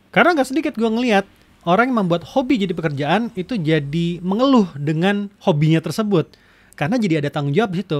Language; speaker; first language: Indonesian; native; Indonesian